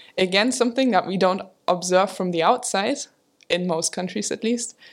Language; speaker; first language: English; non-native, fluent; German